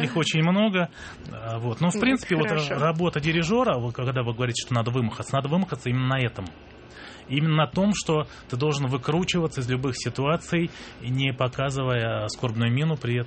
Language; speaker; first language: Russian; native; Russian